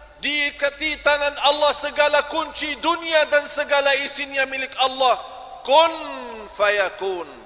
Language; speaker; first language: Malay; non-native, fluent; Arabic